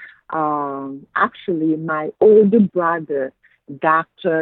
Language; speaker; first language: English; non-native, fluent; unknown